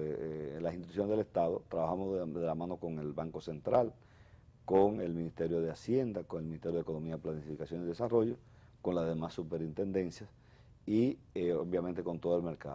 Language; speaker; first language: Spanish; native; Spanish